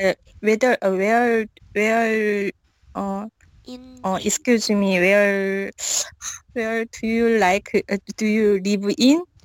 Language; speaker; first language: English; non-native, learner; Korean